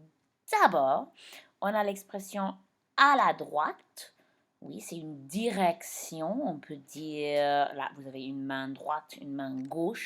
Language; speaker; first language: French; non-native, fluent; English